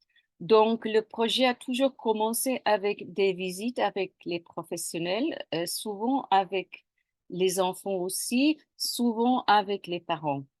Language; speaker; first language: French; non-native, fluent; English